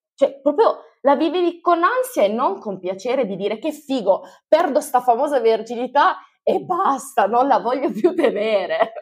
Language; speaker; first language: Italian; early bilingual, other home language; Albanian